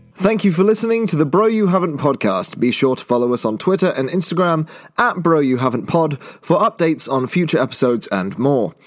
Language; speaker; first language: English; native; English